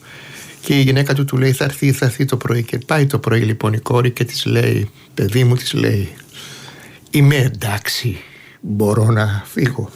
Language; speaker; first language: Greek; native; Greek